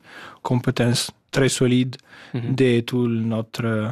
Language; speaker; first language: French; non-native, fluent; Italian